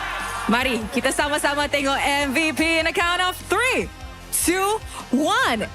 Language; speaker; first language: Malay; native; Malay